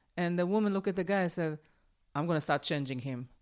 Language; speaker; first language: English; non-native, fluent; Hebrew